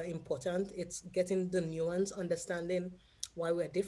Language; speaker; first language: English; non-native, local second language; Yoruba